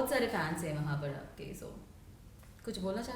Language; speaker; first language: Hindi; non-native, local second language; Telugu